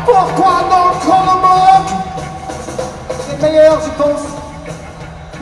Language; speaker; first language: French; non-native, learner; English